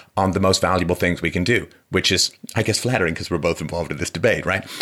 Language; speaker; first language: English; native; English